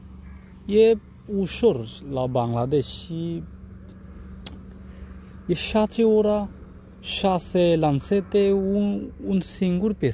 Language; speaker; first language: Romanian; non-native, learner; Bangla